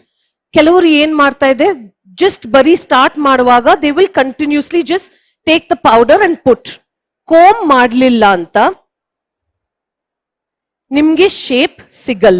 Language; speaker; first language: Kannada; non-native, learner; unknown